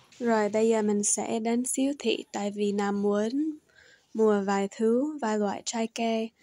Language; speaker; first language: Vietnamese; early bilingual, heritage; Vietnamese